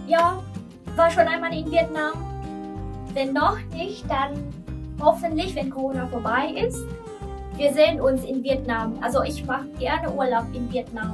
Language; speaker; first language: German; non-native, learner; Vietnamese